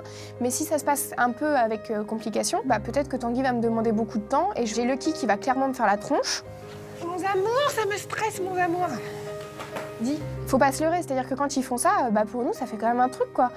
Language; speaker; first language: French; native; French